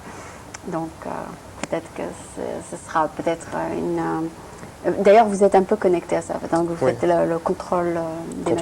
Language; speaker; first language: French; native; French